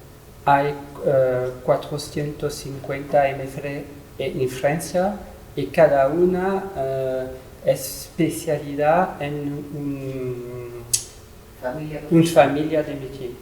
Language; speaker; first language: Spanish; non-native, learner; French